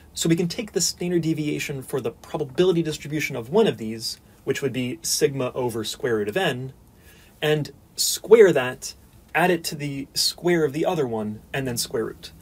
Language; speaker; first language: English; native; English